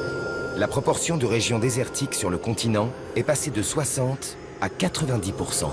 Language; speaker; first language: French; native; French